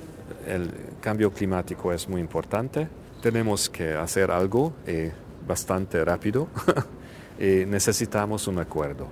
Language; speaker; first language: Spanish; non-native, fluent; Hungarian